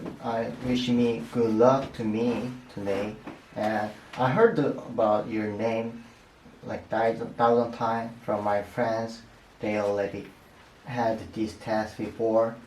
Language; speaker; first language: English; non-native, learner; Korean